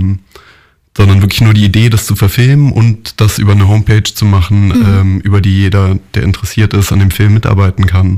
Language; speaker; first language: German; native; German